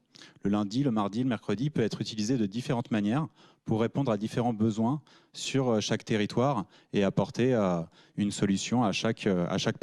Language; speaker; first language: French; native; French